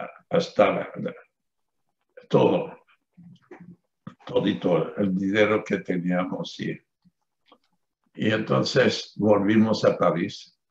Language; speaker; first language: Spanish; non-native, fluent; French